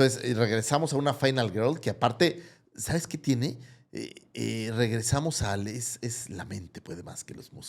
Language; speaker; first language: Spanish; native; Spanish